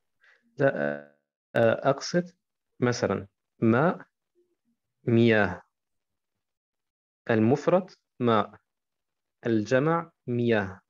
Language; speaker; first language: Arabic; non-native, fluent; German